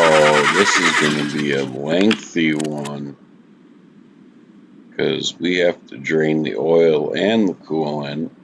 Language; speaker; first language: English; native; English